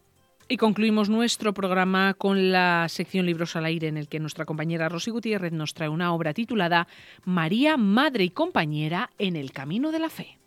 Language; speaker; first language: Spanish; native; Spanish